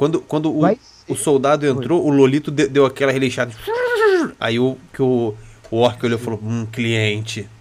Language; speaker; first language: Portuguese; native; Portuguese